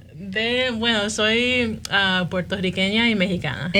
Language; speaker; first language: Spanish; early bilingual, heritage; Spanish